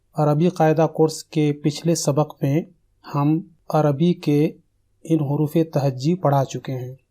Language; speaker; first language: Urdu; native; Urdu